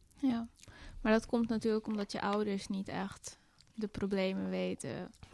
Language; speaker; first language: Dutch; early bilingual, other home language; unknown